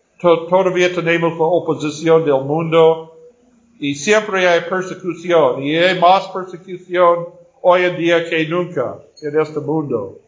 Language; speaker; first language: Spanish; non-native, fluent; Portuguese